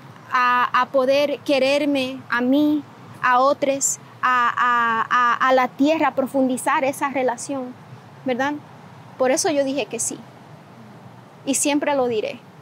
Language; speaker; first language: Spanish; early bilingual, heritage; Spanish